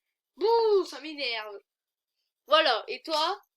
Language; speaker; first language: French; native; French